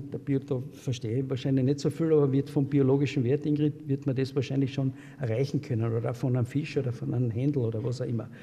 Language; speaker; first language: German; native; German